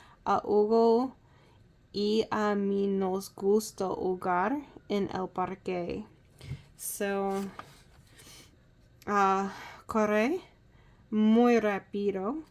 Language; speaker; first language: Spanish; non-native, learner; English